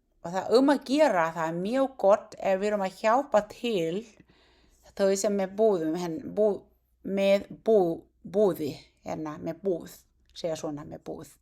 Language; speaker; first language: Icelandic; non-native, learner; Thai